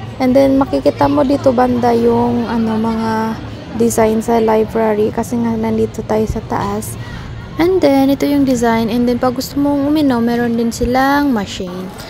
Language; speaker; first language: Filipino; native; Filipino